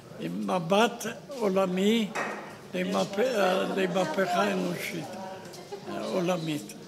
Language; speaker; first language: Hebrew; non-native, fluent; Yiddish